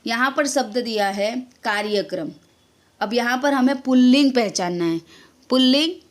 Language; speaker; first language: Hindi; non-native, local second language; Gujarati